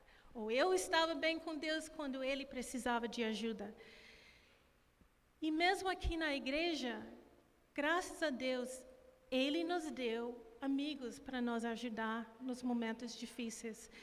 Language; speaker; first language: Portuguese; non-native, fluent; English